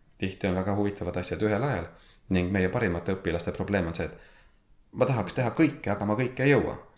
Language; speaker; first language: Estonian; native; Estonian